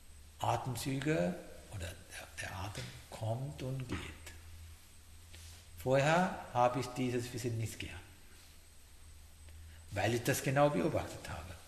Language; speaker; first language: German; non-native, fluent; Sinhala